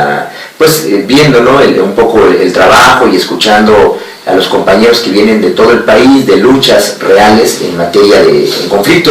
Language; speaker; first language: Spanish; native; Spanish